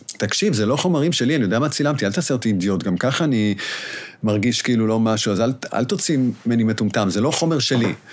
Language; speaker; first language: Hebrew; native; Hebrew